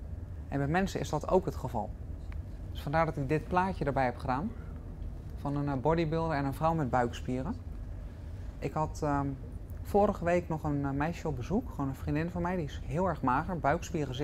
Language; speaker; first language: Dutch; native; Dutch